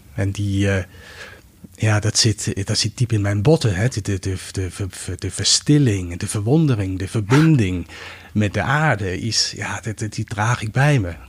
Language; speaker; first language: Dutch; non-native, fluent; Danish